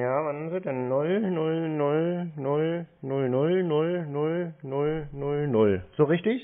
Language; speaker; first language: German; native; German